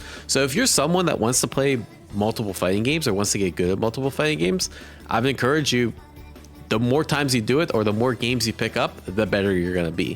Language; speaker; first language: English; native; English